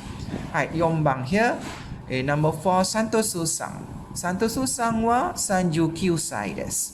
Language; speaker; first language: Japanese; non-native, fluent; Malay